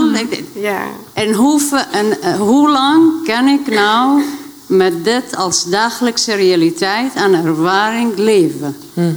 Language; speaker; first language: Dutch; non-native, fluent; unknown